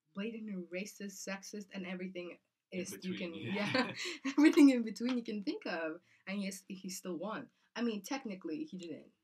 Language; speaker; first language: English; non-native, fluent; Kazakh